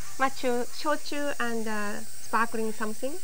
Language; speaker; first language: English; non-native, learner; Japanese